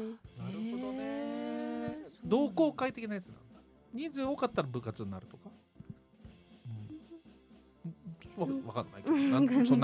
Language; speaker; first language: Japanese; native; Japanese